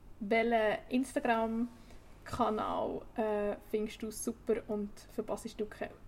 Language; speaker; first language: German; native; German